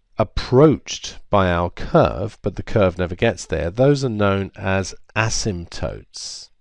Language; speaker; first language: English; native; English